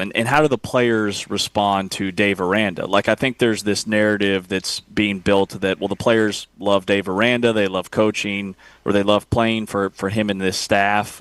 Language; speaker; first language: English; native; English